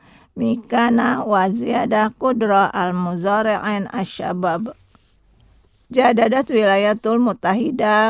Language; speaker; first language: Arabic; non-native, learner; Indonesian